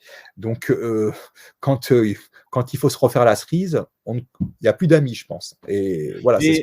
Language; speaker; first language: French; native; French